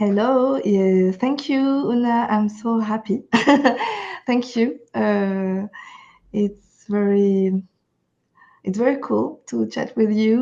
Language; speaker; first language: English; non-native, fluent; French